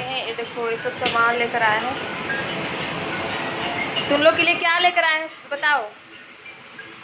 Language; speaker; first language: Hindi; native; Hindi